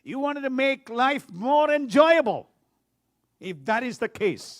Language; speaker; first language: English; non-native, local second language; Malayalam